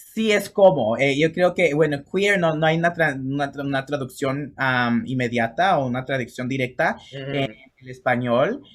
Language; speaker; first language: Spanish; early bilingual, heritage; Spanish